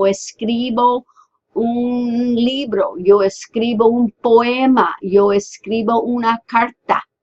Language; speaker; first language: Spanish; non-native, fluent; English